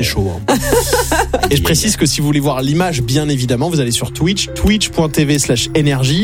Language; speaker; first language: French; native; French